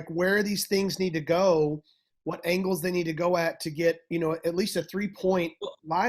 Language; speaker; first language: English; native; English